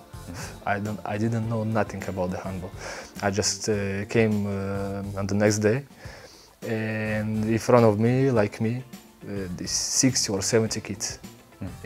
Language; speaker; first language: English; non-native, learner; Belarusian